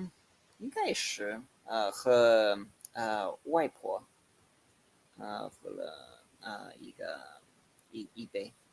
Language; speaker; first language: Chinese; non-native, learner; English